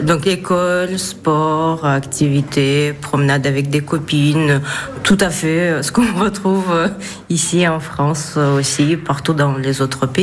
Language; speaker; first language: French; non-native, fluent; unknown